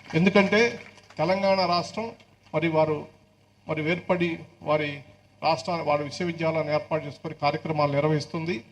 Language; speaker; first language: Telugu; native; Telugu